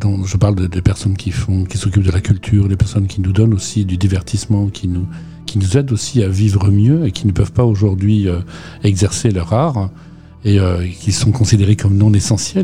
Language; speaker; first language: French; native; French